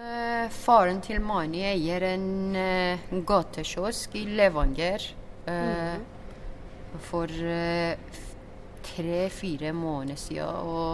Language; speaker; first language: Norwegian; non-native, learner; Persian